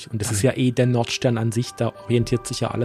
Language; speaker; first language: German; native; German